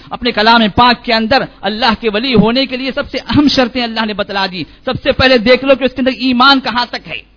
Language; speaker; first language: Urdu; native; Urdu